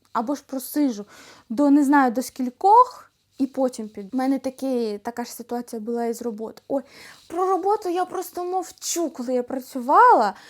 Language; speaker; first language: Ukrainian; non-native, local second language; Russian